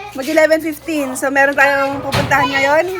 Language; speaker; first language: Filipino; native; Filipino